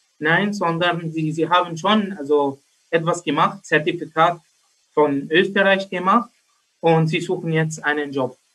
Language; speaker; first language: German; non-native, learner; Arabic